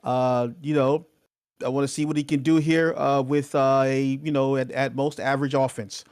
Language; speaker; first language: English; native; English